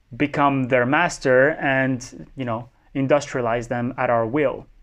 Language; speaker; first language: English; non-native, fluent; Spanish